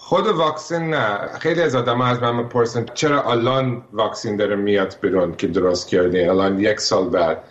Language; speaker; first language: Persian; early bilingual, heritage; Persian